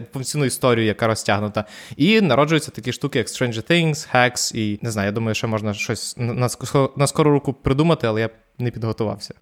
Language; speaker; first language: Ukrainian; native; Ukrainian